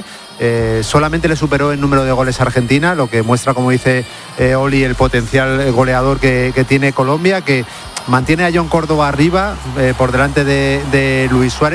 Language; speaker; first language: Spanish; native; Spanish